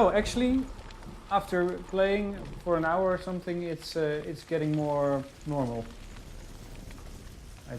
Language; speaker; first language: English; non-native, fluent; Dutch